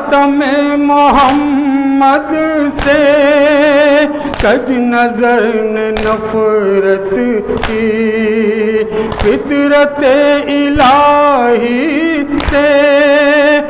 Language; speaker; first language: Urdu; native; Urdu